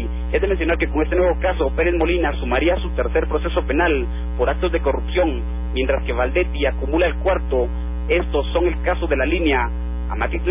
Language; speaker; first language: Spanish; native; Spanish